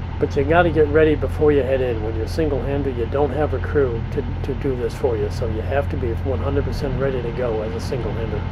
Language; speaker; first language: English; native; English